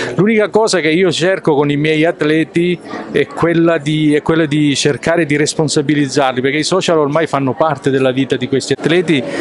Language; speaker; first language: Italian; native; Italian